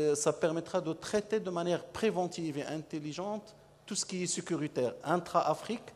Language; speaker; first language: French; non-native, local second language; Arabic